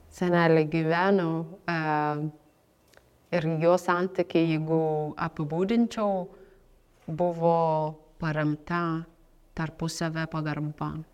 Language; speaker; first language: Lithuanian; non-native, fluent; Amharic